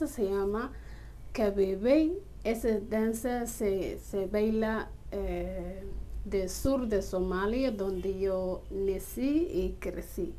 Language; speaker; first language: Spanish; non-native, learner; Somali